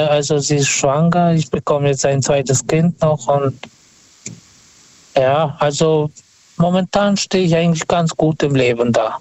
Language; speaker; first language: German; non-native, fluent; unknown